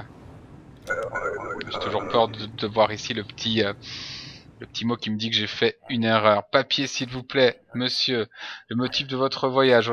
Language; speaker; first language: French; native; French